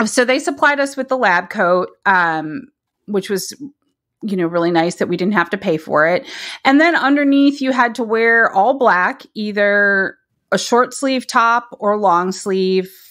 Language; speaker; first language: English; native; English